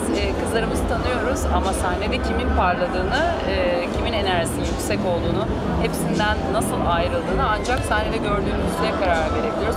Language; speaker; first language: Turkish; native; Turkish